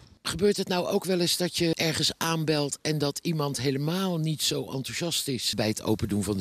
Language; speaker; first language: Dutch; native; Dutch